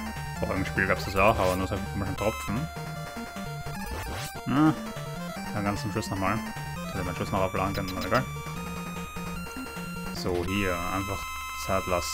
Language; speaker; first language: German; native; German